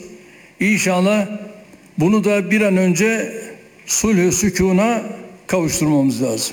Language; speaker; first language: Turkish; native; Turkish